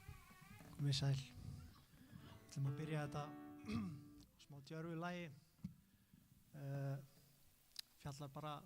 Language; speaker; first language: Icelandic; native; Icelandic